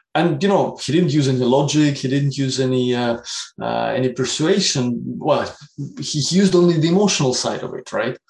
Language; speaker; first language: English; non-native, fluent; Russian